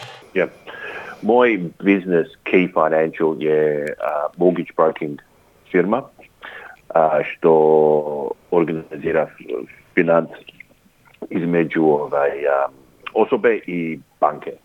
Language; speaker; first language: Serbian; early bilingual, heritage; English